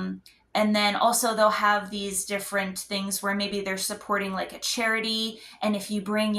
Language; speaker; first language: English; native; English